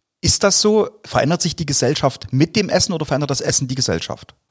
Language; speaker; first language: German; native; German